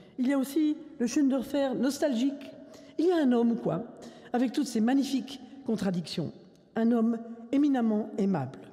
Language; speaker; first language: French; native; French